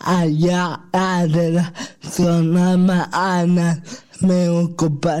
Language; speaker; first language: Catalan; non-native, local second language; Spanish